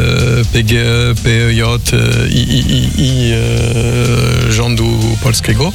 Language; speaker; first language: Polish; non-native, fluent; French